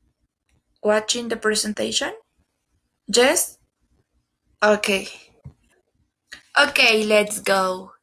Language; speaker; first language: English; non-native, learner; Spanish